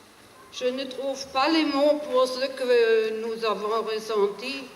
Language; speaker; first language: French; non-native, fluent; German